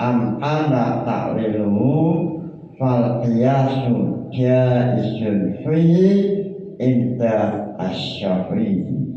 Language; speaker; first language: Arabic; non-native, fluent; Javanese